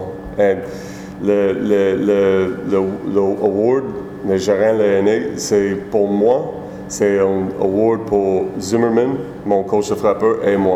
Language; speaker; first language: French; non-native, learner; English